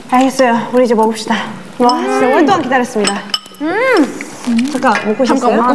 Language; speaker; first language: Korean; native; Korean